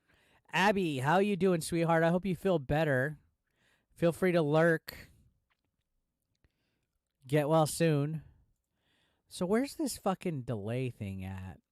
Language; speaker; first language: English; native; English